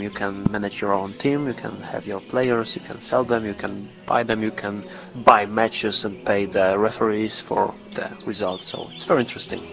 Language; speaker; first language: English; non-native, learner; Polish